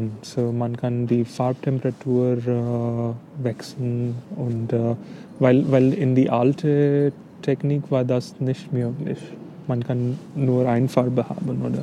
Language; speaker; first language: German; non-native, fluent; English